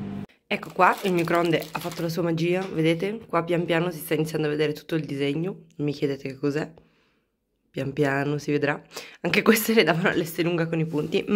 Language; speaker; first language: Italian; native; Italian